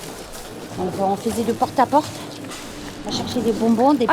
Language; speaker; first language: French; non-native, fluent; Turkish